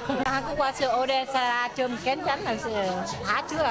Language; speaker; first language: Korean; non-native, learner; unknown